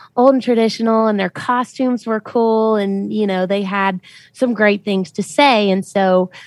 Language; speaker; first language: English; native; English